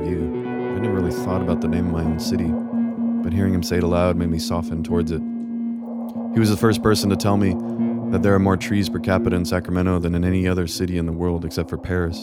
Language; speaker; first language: English; native; English